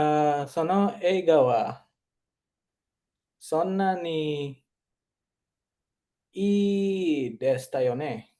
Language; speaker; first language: Japanese; non-native, learner; Indonesian